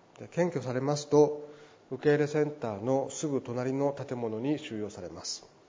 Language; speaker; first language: Japanese; native; Japanese